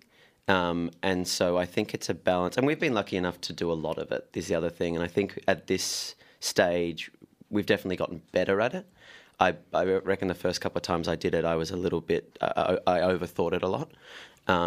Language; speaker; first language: English; native; English